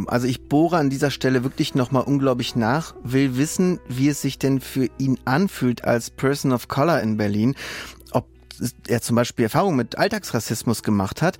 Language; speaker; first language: German; native; German